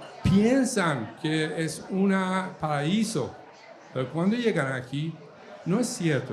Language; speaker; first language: Spanish; non-native, fluent; Persian